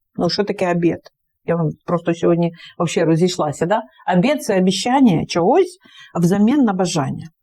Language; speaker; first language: Ukrainian; native; Ukrainian